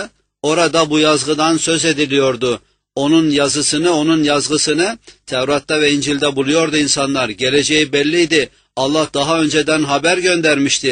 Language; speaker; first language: Turkish; native; Turkish